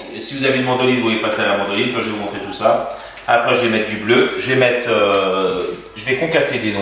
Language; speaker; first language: French; native; French